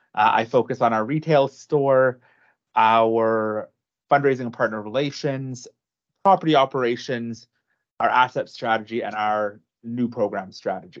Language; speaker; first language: English; native; English